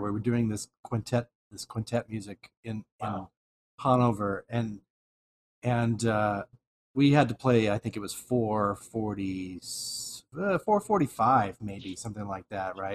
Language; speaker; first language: English; native; English